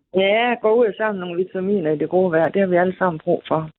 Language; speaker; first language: Danish; non-native, local second language; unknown